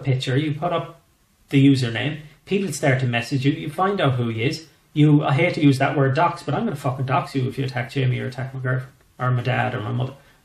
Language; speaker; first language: English; native; English